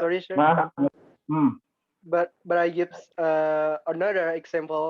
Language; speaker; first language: English; non-native, learner; Indonesian